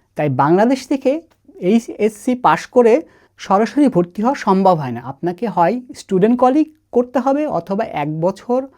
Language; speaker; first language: Bangla; native; Bangla